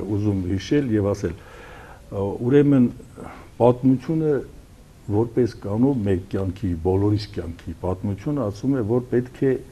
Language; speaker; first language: Armenian; non-native, local second language; Kurdish